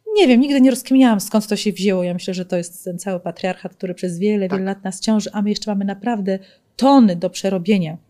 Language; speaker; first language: Polish; native; Polish